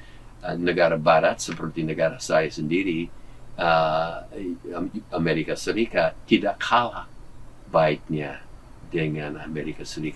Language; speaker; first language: Indonesian; non-native, fluent; English